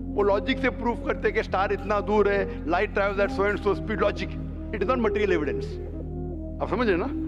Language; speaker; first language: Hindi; non-native, local second language; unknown